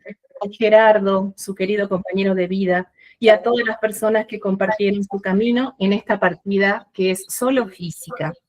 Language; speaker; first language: Spanish; native; Spanish